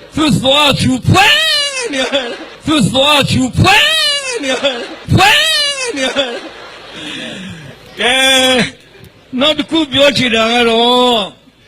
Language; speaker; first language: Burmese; non-native, local second language; Karen languages